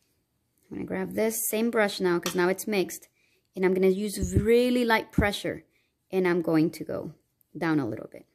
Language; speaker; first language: English; native; English